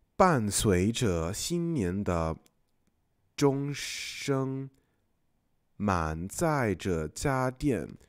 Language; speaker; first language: Chinese; non-native, fluent; English